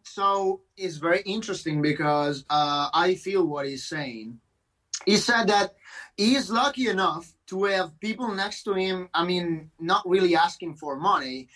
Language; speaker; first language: English; non-native, fluent; Italian